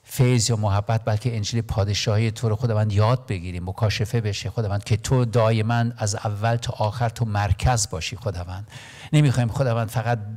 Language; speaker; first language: Persian; non-native, local second language; Armenian